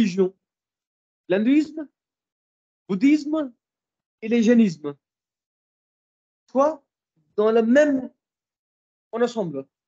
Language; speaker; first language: French; non-native, fluent; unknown